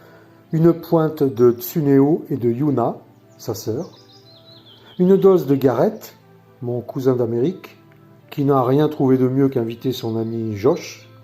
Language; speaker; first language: French; native; French